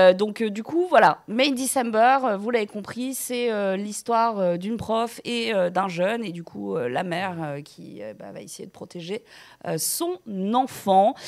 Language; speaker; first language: French; native; French